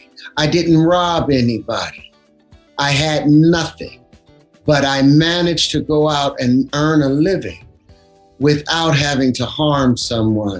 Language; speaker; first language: English; native; English